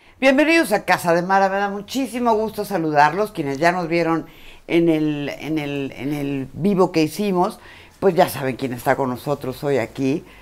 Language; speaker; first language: Spanish; native; Spanish